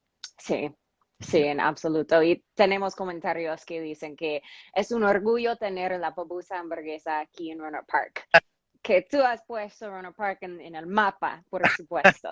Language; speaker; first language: Spanish; non-native, fluent; English